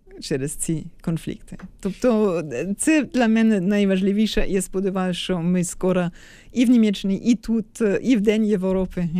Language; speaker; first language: Ukrainian; non-native, fluent; German